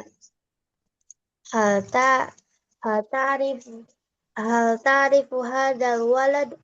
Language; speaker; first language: Arabic; non-native, learner; Indonesian